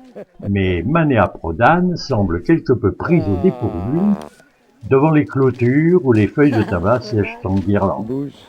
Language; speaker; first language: French; native; French